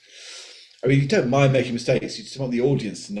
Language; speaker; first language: English; native; English